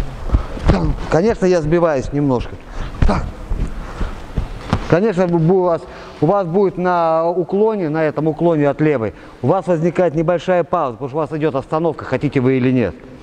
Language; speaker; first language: Russian; native; Russian